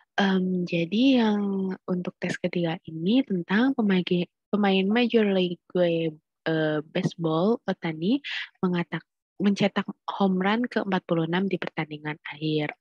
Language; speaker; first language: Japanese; non-native, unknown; Indonesian